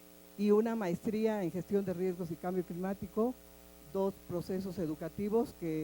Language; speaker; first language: Spanish; native; Spanish